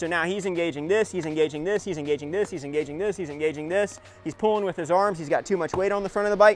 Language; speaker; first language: English; native; English